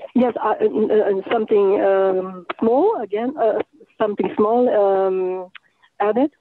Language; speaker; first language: English; non-native, fluent; Dutch